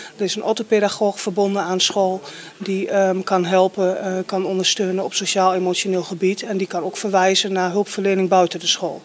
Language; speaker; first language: Dutch; native; Dutch